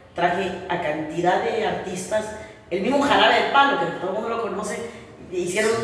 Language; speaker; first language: Spanish; native; Spanish